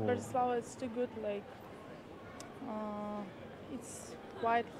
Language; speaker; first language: English; non-native, learner; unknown